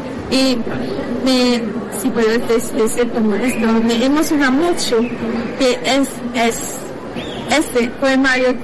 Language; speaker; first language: Spanish; non-native, learner; French